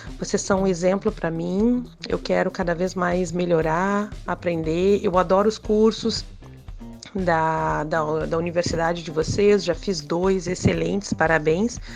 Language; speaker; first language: Portuguese; native; Portuguese